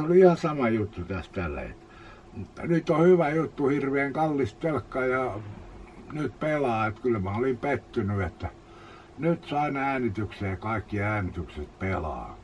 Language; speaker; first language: Finnish; native; Finnish